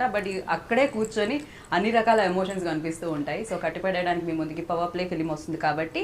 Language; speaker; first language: Telugu; native; Telugu